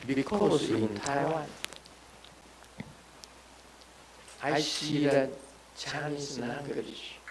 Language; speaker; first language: English; non-native, learner; Chinese